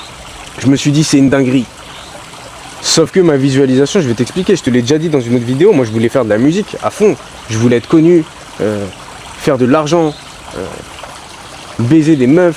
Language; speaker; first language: French; native; French